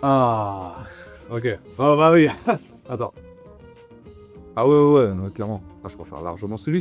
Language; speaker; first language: French; native; French